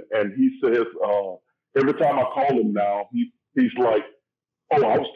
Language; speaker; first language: English; native; English